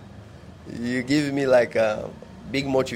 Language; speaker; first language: English; non-native, learner; Portuguese